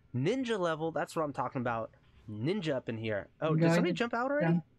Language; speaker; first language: English; native; English